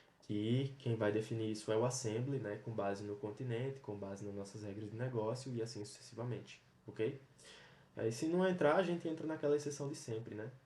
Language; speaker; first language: Portuguese; native; Portuguese